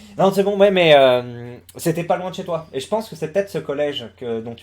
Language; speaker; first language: French; native; French